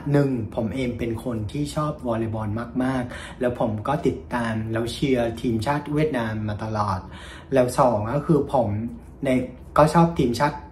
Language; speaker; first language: Thai; non-native, fluent; Vietnamese